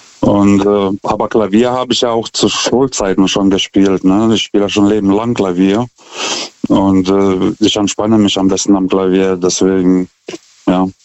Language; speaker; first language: German; non-native, fluent; Lithuanian